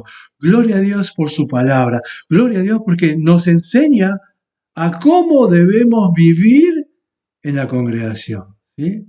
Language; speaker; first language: Spanish; native; Spanish